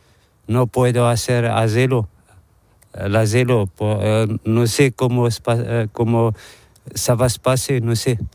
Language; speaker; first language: Spanish; non-native, learner; Arabic